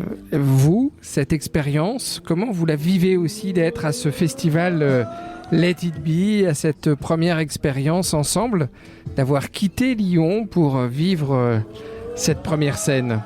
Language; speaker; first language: French; native; French